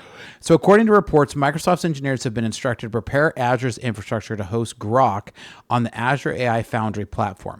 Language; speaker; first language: English; native; English